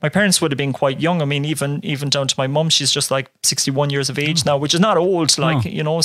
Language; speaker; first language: English; native; English